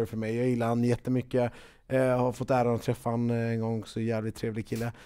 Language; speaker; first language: Swedish; native; Swedish